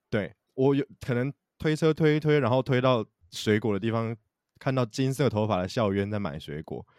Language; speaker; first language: Chinese; native; Chinese